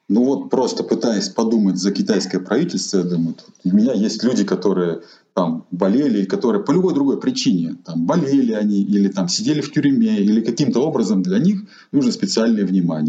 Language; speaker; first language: Russian; native; Russian